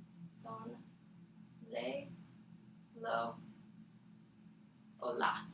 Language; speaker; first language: Spanish; non-native, learner; English